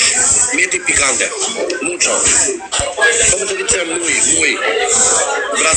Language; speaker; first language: Spanish; non-native, learner; Albanian